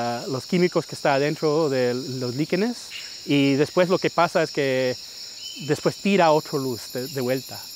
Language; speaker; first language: Spanish; early bilingual, heritage; English